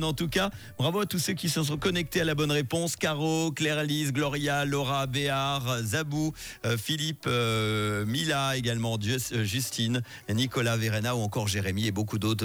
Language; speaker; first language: French; native; French